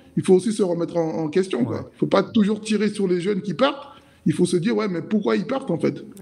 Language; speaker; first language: French; native; French